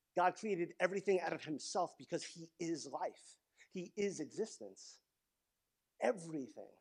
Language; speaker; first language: English; native; English